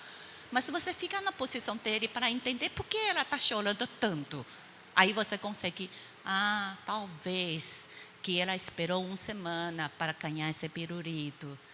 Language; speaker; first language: Portuguese; non-native, fluent; Chinese